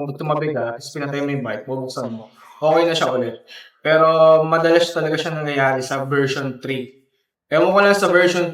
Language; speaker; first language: Filipino; native; Filipino